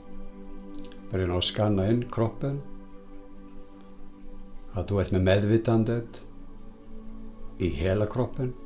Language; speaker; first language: Swedish; non-native, fluent; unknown